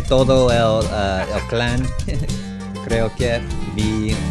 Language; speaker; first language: Spanish; non-native, learner; English